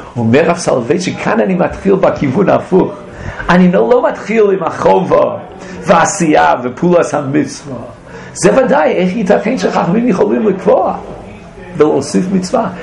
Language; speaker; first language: Hebrew; non-native, fluent; English